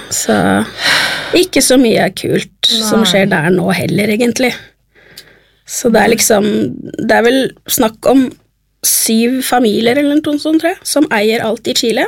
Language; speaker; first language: Norwegian; native; Norwegian